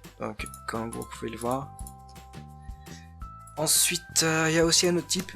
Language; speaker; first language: French; native; French